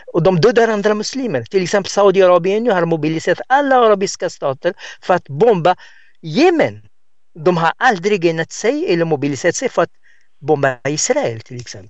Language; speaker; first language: Swedish; non-native, fluent; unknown